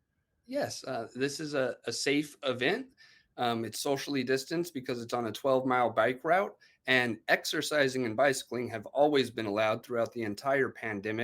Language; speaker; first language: English; native; English